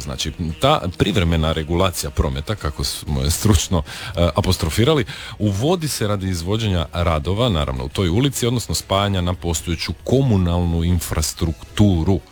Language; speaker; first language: Croatian; native; Croatian